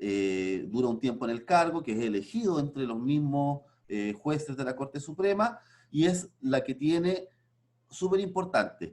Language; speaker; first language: Spanish; native; Spanish